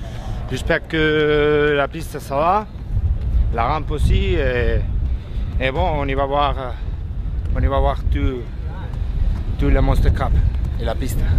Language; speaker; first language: French; non-native, learner; Spanish